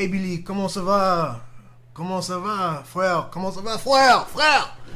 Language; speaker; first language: French; non-native, learner; English